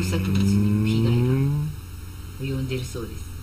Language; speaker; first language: Japanese; native; Japanese